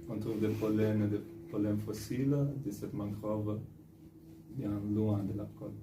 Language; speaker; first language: French; non-native, fluent; Italian